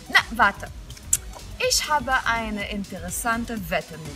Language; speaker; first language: German; non-native, fluent; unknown